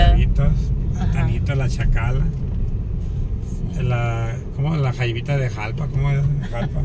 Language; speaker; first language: Spanish; native; Spanish